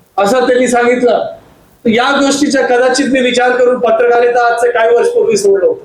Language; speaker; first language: Marathi; non-native, local second language; Hindi